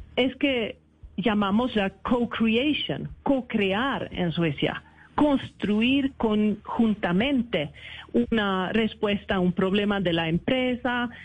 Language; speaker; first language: Spanish; non-native, fluent; Swedish